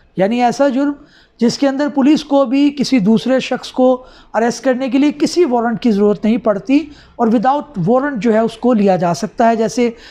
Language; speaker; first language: Urdu; non-native, local second language; Punjabi